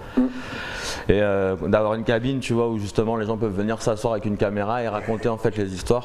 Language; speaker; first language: French; native; French